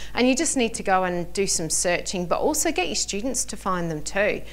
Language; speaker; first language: English; native; English